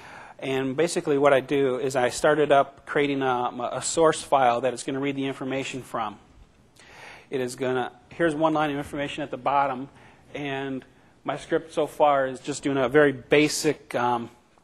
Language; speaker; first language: English; native; English